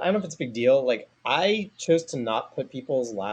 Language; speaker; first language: English; native; English